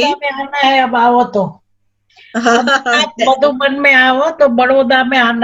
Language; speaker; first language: Hindi; non-native, local second language; Gujarati